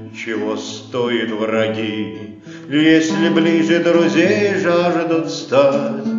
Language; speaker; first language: Russian; non-native, local second language; Azerbaijani